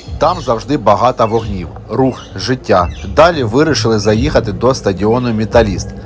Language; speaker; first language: Ukrainian; native; Ukrainian